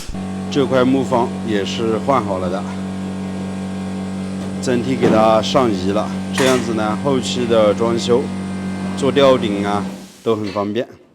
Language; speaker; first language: Chinese; native; Chinese